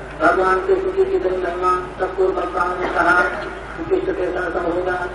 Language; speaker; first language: Hindi; native; Hindi